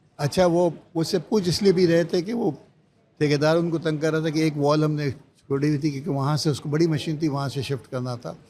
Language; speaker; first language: Urdu; native; Urdu